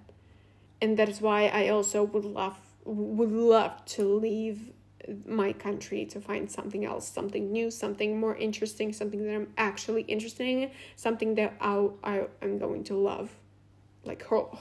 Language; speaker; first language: English; non-native, fluent; Russian